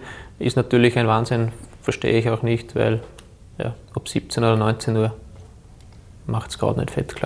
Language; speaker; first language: German; native; German